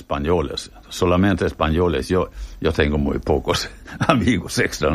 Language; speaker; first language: Spanish; non-native, fluent; Swedish